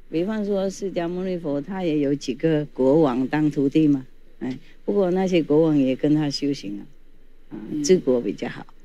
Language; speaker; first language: Chinese; non-native, fluent; Vietnamese